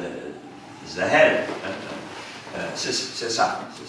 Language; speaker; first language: French; non-native, fluent; Romanian